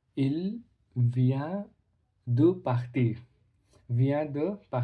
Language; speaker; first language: French; non-native, learner; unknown